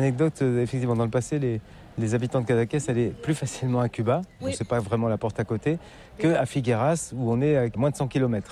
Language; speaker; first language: French; native; French